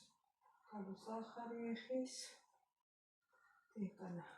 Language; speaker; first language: Greek; non-native, learner; Armenian